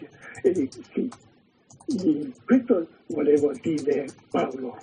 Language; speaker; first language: Italian; non-native, learner; Chinese